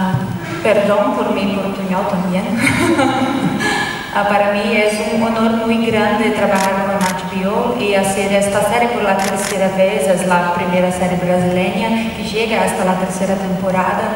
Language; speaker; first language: Spanish; non-native, learner; Portuguese